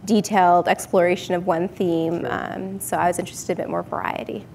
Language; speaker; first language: English; native; English